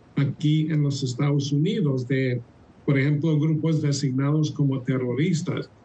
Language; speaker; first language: Spanish; early bilingual, heritage; Spanish